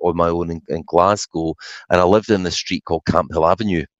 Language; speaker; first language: English; native; English